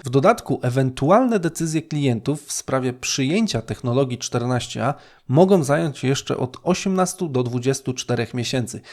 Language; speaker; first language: Polish; native; Polish